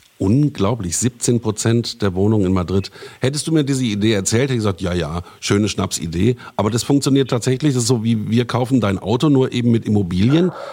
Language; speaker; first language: German; native; German